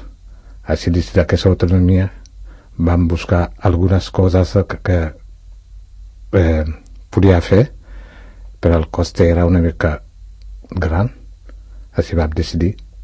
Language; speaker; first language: Catalan; non-native, fluent; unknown